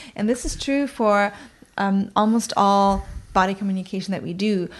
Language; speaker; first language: English; non-native, fluent; German